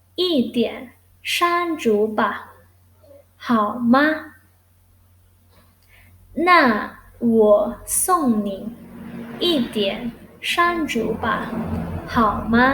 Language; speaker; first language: Chinese; non-native, fluent; Thai